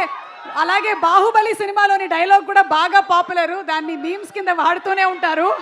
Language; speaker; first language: Telugu; native; Telugu